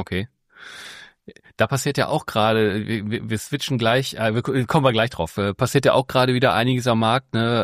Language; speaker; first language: German; native; German